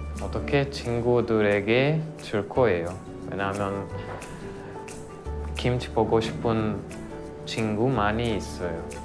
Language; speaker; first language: Korean; non-native, learner; Portuguese